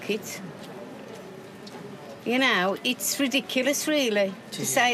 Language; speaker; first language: English; non-native, local second language; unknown